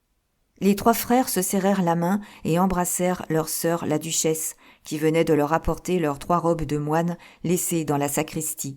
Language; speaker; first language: French; native; French